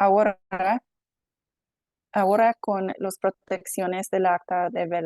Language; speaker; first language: Spanish; non-native, fluent; English